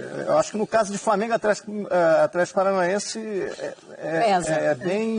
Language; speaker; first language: Portuguese; native; Portuguese